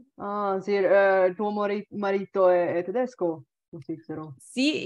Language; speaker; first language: Italian; non-native, learner; Bulgarian